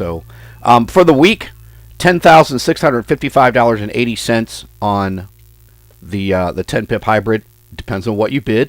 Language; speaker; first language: English; native; English